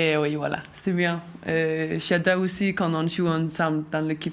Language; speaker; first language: French; non-native, learner; Danish